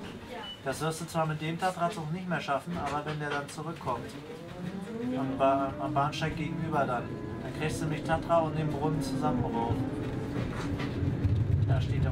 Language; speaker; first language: German; native; German